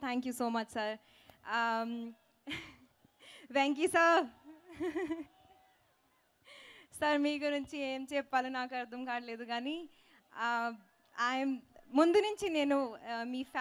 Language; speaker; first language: Telugu; non-native, local second language; Hindi